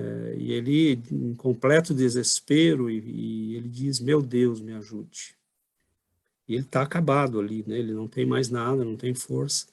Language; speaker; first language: Portuguese; native; Portuguese